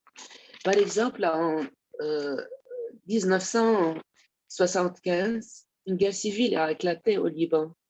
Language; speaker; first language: French; non-native, local second language; Arabic